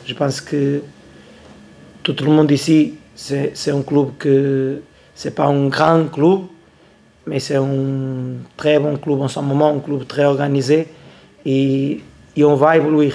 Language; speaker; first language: French; non-native, learner; Portuguese